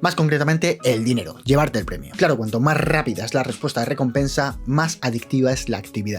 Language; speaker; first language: Spanish; native; Spanish